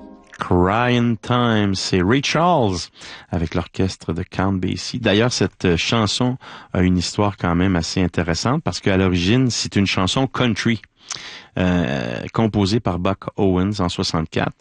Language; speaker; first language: French; native; French